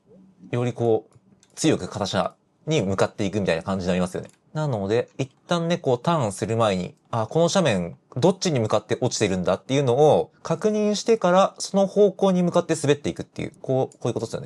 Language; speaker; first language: Japanese; native; Japanese